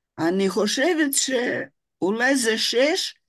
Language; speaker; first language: Hebrew; non-native, fluent; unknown